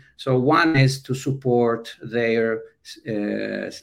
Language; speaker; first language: English; non-native, fluent; Italian